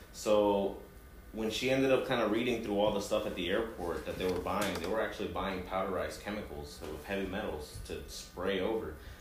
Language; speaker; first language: English; early bilingual, other home language; Spanish